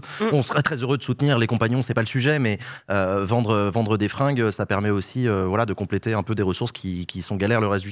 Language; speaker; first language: French; native; French